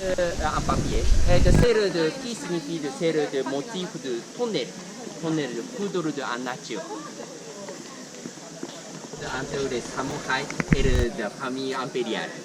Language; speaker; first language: French; non-native, learner; Japanese